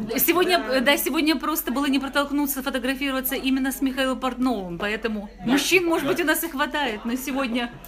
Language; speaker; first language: Russian; native; Russian